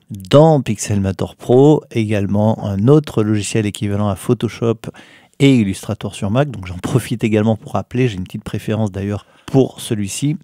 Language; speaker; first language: French; native; French